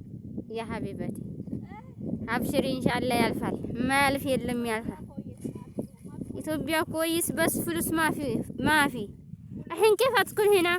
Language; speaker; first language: Arabic; non-native, learner; Amharic